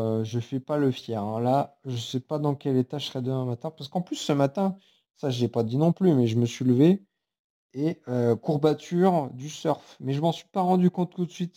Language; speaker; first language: French; native; French